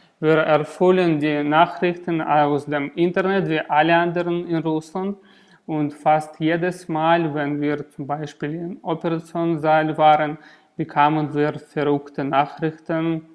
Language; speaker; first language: German; non-native, learner; Russian